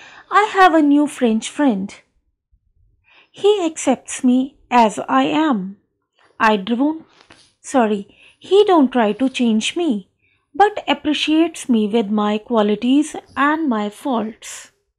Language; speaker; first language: English; non-native, local second language; Hindi